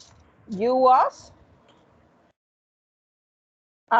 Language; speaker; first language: English; non-native, fluent; Spanish